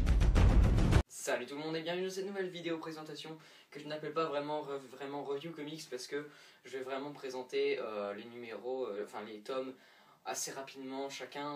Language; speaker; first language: French; native; French